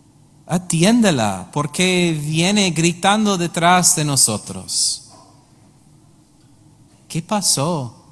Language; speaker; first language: Spanish; non-native, learner; English